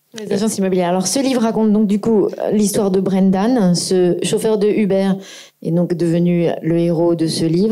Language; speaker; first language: French; native; French